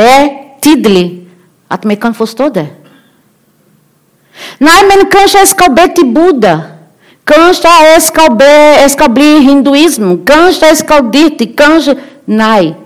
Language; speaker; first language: Norwegian; non-native, learner; Portuguese